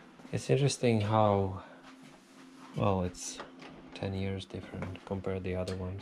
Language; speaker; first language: English; non-native, fluent; Czech